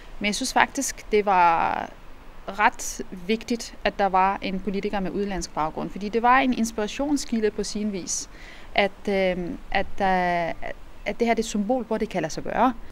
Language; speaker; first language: Danish; non-native, fluent; Arabic